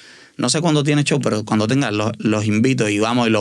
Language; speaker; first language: Spanish; native; Spanish